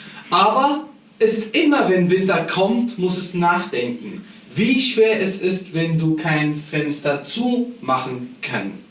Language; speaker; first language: German; non-native, fluent; Arabic